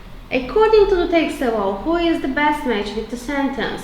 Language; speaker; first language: English; non-native, fluent; Turkish